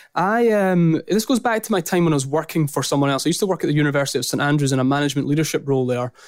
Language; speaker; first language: English; native; English